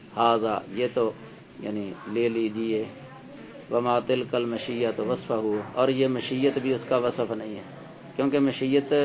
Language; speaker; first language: Urdu; non-native, local second language; Punjabi